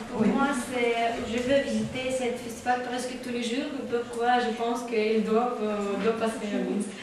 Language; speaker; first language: French; non-native, learner; Russian